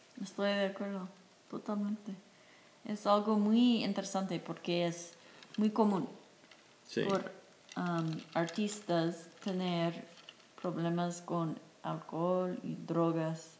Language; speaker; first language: Spanish; non-native, fluent; English